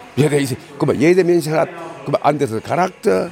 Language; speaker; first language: German; non-native, learner; Korean